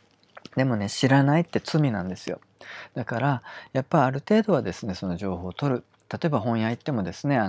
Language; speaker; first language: Japanese; native; Japanese